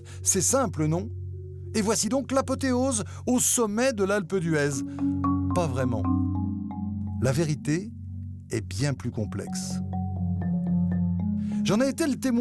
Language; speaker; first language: French; native; French